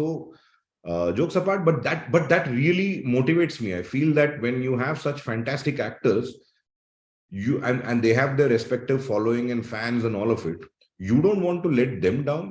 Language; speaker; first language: English; non-native, local second language; Malayalam